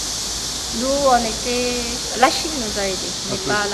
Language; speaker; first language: French; non-native, fluent; Korean